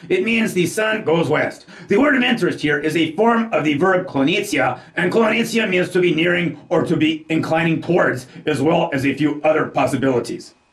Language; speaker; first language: English; native; English